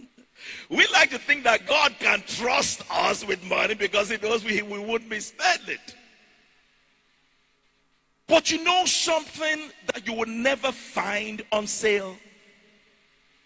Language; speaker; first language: English; non-native, local second language; Yoruba